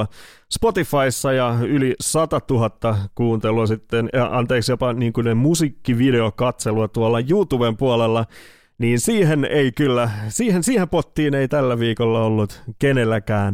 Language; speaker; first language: Finnish; native; Finnish